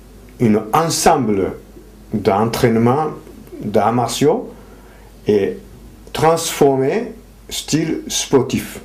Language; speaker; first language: French; non-native, fluent; Japanese